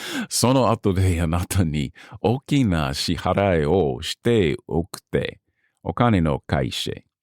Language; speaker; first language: Japanese; non-native, learner; English